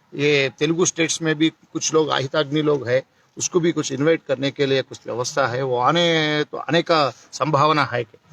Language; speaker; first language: Hindi; non-native, local second language; Telugu